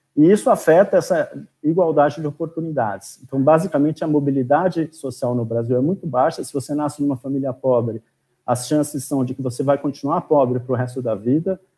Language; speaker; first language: Portuguese; native; Portuguese